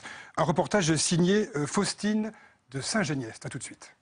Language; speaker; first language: French; native; French